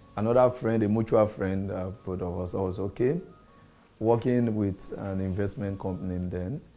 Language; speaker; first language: English; non-native, local second language; Yoruba